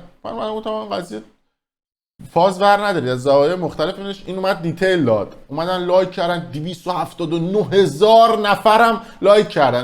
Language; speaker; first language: Persian; native; Persian